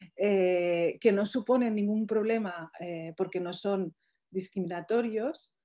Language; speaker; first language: Spanish; non-native, fluent; Arabic